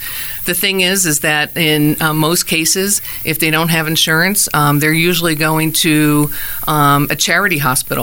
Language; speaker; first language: English; native; English